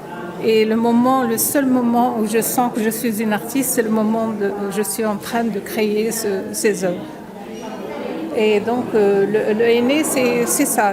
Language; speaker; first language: French; non-native, local second language; Arabic